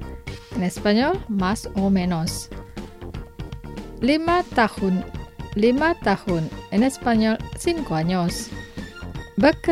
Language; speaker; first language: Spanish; non-native, fluent; Indonesian